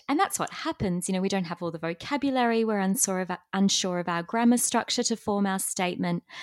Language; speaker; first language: English; native; English